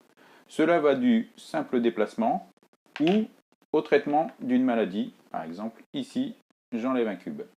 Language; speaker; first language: French; native; French